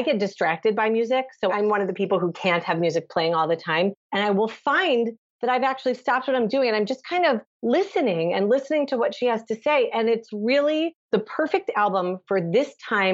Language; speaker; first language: English; native; English